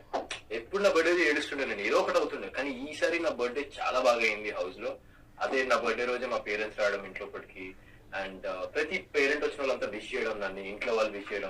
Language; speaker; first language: Telugu; native; Telugu